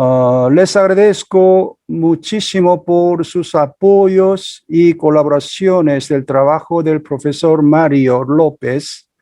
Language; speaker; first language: Spanish; non-native, fluent; Korean